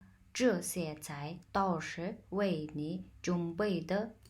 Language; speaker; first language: Chinese; non-native, fluent; Mongolian